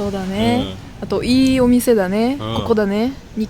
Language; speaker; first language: Japanese; non-native, learner; French